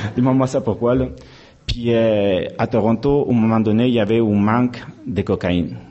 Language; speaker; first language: French; non-native, fluent; Spanish